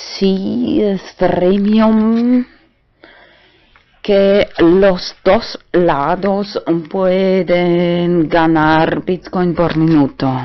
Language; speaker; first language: Spanish; non-native, fluent; German